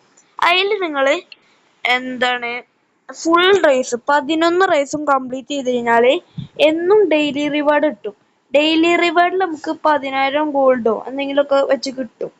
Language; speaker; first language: Malayalam; native; Malayalam